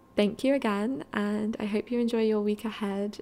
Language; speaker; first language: English; native; English